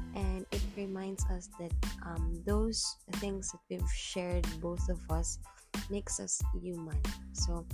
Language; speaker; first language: English; non-native, local second language; Cebuano